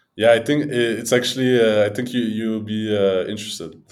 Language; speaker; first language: English; native; English